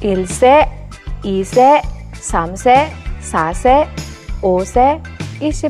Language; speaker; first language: Korean; non-native, learner; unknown